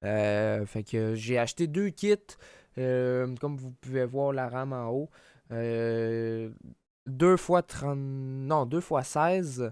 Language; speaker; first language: French; native; French